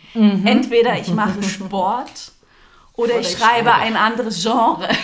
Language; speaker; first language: German; native; German